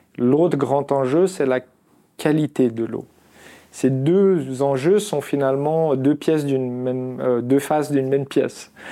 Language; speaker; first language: French; non-native, local second language; Arabic